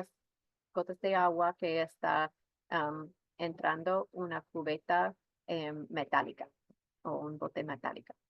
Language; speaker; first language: Spanish; non-native, fluent; English